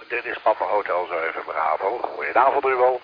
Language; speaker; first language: Dutch; native; Dutch